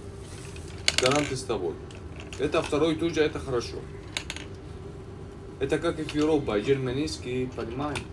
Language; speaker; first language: Russian; non-native, learner; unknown